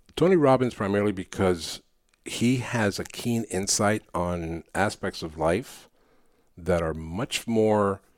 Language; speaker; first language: English; early bilingual, other home language; Spanish